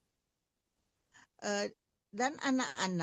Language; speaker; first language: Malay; non-native, learner; Indonesian